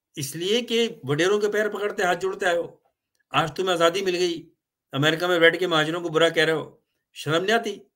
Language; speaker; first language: Urdu; native; Urdu